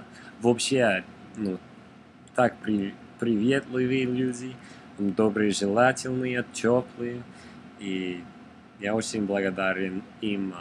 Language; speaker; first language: Russian; non-native, learner; English